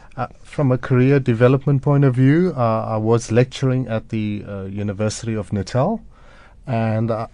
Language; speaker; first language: English; native; English